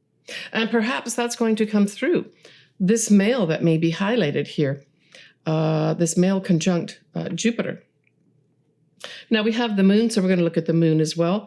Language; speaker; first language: English; native; English